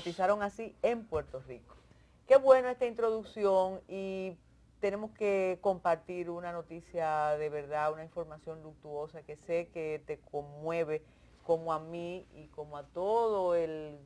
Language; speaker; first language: Spanish; native; Spanish